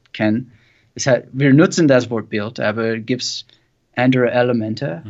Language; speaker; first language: German; non-native, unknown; English